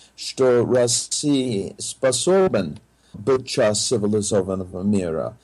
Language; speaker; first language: Russian; non-native, fluent; English